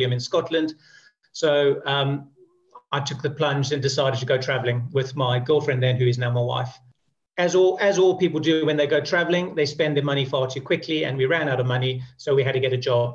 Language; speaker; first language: English; native; English